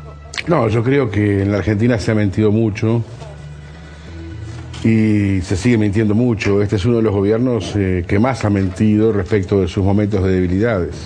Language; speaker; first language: Spanish; native; Spanish